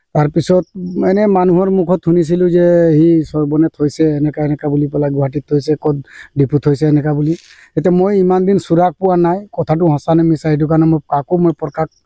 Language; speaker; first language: Assamese; non-native, local second language; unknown